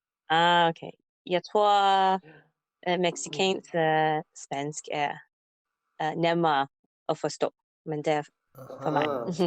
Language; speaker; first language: Danish; non-native, learner; English